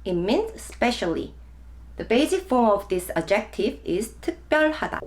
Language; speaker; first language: English; non-native, fluent; Korean